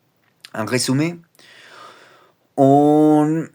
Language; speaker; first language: French; non-native, learner; Spanish